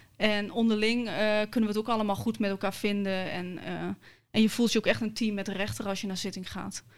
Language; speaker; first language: Dutch; native; Dutch